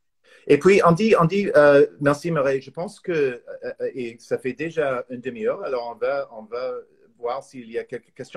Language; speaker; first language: French; non-native, fluent; English